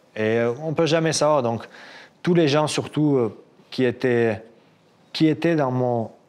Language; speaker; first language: French; non-native, fluent; Russian